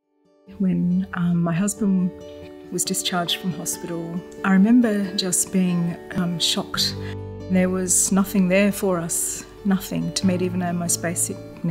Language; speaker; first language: English; native; English